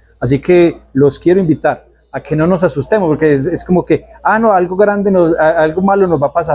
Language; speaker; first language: Spanish; native; Spanish